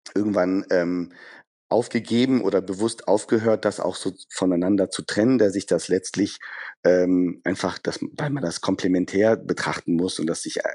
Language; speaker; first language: German; early bilingual, other home language; Persian